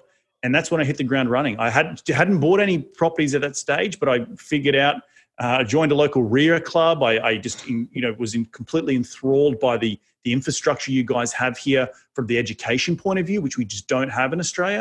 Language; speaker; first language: English; native; English